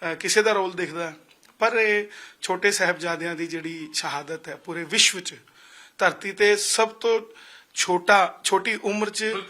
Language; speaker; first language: Punjabi; non-native, local second language; Hindi